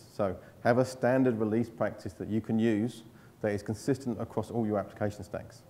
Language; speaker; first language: English; native; English